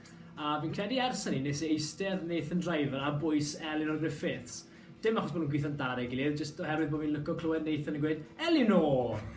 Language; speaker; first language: Welsh; native; Welsh